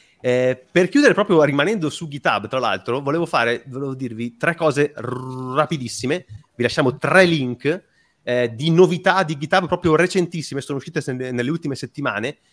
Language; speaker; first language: Italian; native; Italian